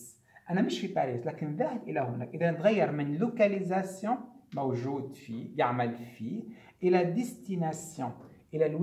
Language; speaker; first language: French; non-native, fluent; Arabic